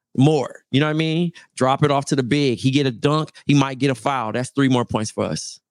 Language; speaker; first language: English; native; English